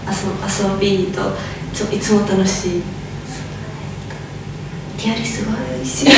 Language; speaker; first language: Japanese; non-native, learner; Spanish